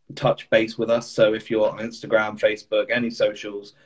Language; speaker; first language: English; native; English